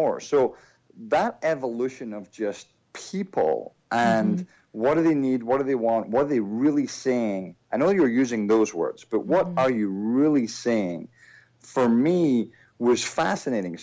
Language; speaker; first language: English; native; English